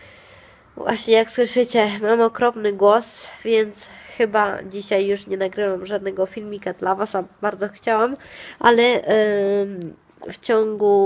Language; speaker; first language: Polish; non-native, fluent; Italian